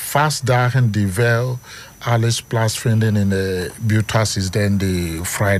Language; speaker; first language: Dutch; non-native, learner; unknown